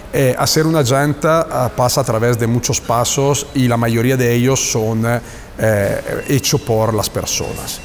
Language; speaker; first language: Spanish; non-native, fluent; Italian